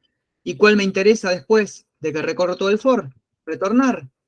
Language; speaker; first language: Spanish; native; Spanish